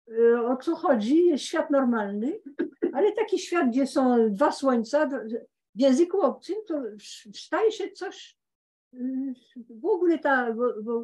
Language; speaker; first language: Polish; early bilingual, heritage; Polish